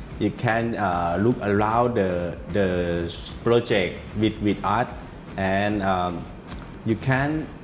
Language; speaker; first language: English; non-native, learner; Thai